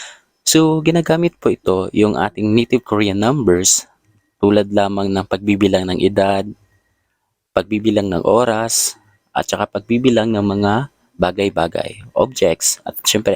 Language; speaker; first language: Filipino; native; Filipino